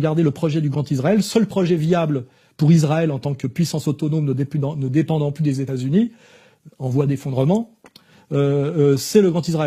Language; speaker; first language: French; native; French